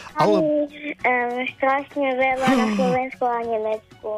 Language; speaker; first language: Slovak; early bilingual, heritage; Slovak